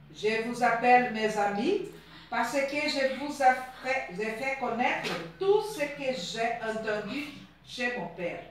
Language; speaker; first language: French; non-native, fluent; Portuguese